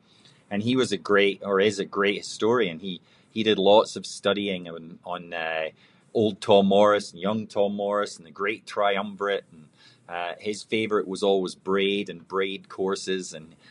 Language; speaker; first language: English; native; English